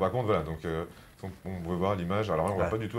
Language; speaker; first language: French; native; French